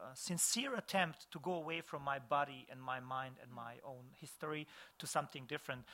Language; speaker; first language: English; non-native, fluent; Bosnian